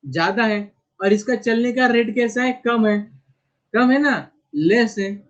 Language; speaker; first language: Hindi; non-native, local second language; Marathi